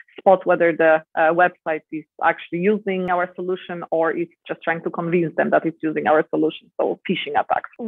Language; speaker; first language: English; non-native, fluent; Polish